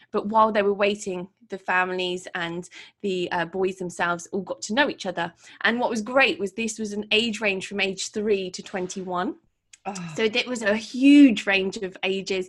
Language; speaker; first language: English; native; English